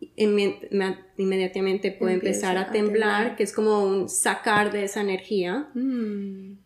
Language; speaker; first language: Spanish; early bilingual, heritage; Spanish